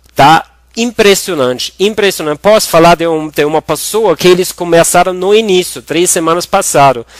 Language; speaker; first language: Portuguese; non-native, fluent; German